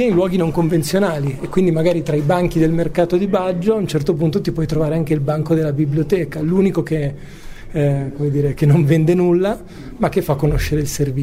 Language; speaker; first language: Italian; native; Italian